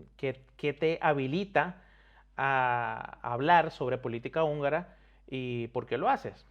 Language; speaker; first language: Spanish; native; Spanish